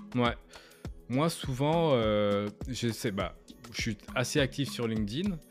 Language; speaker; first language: French; native; French